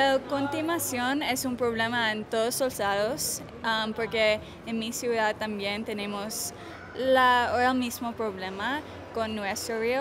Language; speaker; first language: Spanish; non-native, fluent; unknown